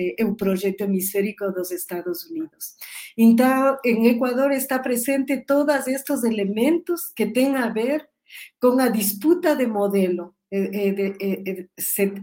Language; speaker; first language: Portuguese; non-native, learner; Spanish